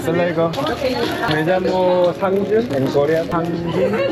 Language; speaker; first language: Spanish; non-native, learner; Korean